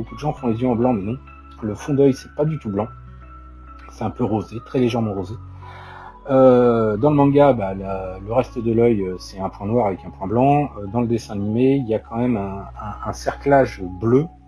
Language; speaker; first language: French; native; French